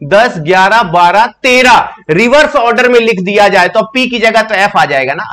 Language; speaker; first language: Hindi; native; Hindi